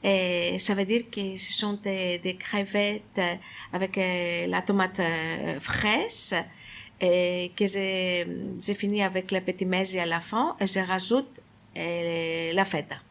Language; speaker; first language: French; non-native, fluent; Greek